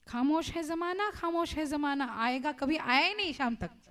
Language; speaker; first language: Hindi; non-native, local second language; Kannada